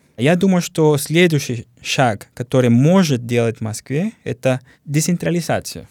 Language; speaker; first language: Russian; non-native, learner; Spanish